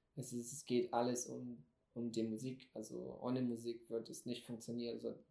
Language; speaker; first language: German; non-native, fluent; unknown